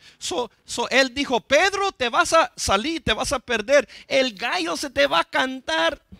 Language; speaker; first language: Spanish; non-native, fluent; English